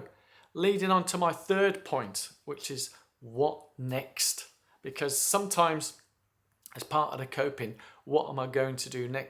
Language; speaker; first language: English; native; English